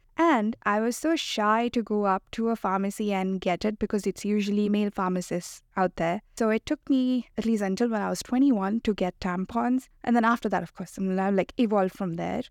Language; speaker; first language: English; non-native, local second language; Hindi